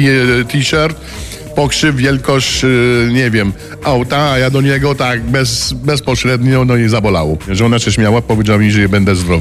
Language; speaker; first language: Polish; non-native, fluent; French